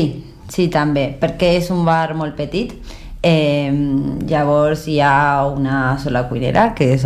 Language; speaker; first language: Catalan; non-native, learner; Spanish